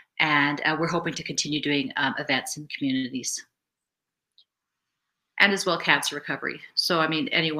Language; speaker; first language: English; native; English